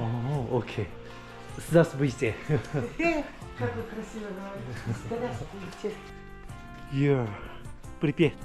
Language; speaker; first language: Russian; non-native, learner; Korean